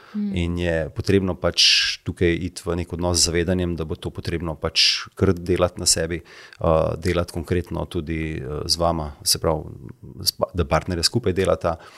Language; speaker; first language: Slovenian; native; Slovenian